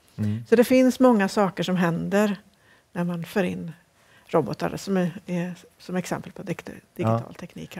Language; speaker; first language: Swedish; native; Swedish